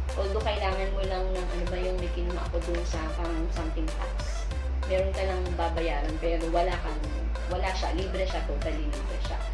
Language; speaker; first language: Filipino; non-native, local second language; Iloko